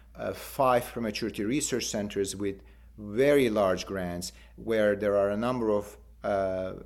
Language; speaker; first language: English; non-native, fluent; Turkish